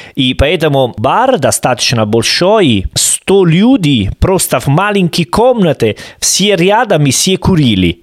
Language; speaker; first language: Russian; non-native, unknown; Italian